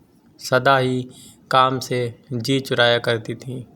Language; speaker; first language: Hindi; native; Hindi